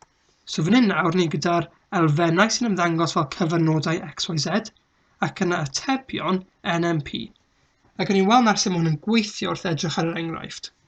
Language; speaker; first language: Welsh; native; Welsh